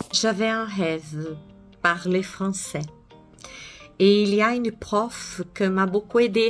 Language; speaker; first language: French; non-native, learner; Portuguese